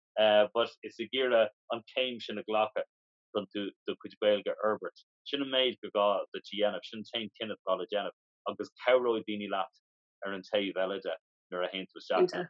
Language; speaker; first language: Irish; non-native, local second language; English